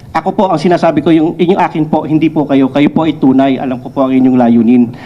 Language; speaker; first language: Filipino; non-native, local second language; Cebuano